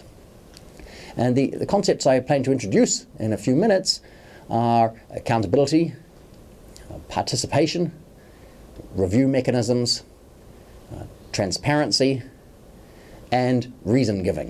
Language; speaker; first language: English; native; English